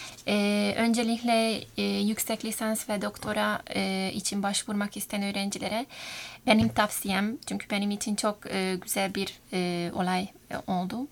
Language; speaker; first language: Turkish; non-native, fluent; Hungarian